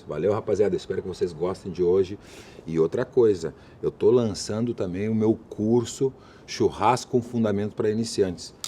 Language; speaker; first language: Portuguese; native; Portuguese